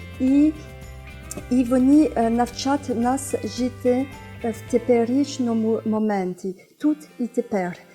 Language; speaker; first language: Ukrainian; non-native, fluent; French